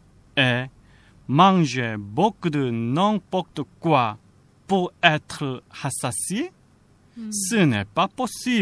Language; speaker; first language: French; non-native, fluent; Korean